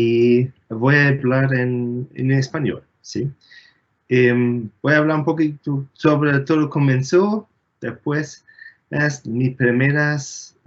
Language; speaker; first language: Spanish; non-native, fluent; German